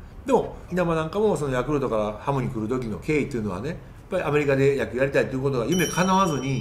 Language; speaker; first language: Japanese; native; Japanese